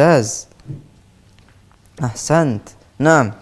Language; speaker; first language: Arabic; non-native, fluent; Indonesian